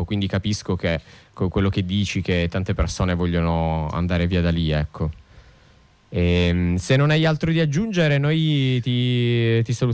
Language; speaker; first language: Italian; native; Italian